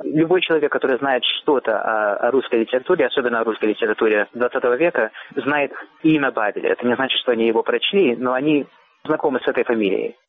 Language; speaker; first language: Russian; native; Russian